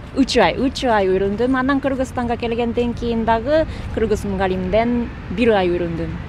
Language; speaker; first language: Kyrgyz; non-native, learner; Japanese